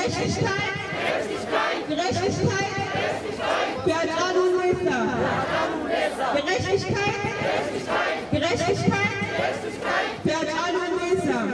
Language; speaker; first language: German; non-native, learner; Oromo